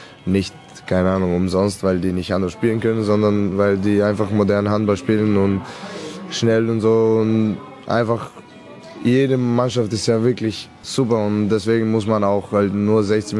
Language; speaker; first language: German; non-native, fluent; Serbian